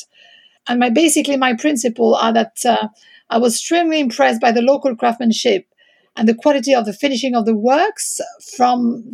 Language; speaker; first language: English; non-native, fluent; French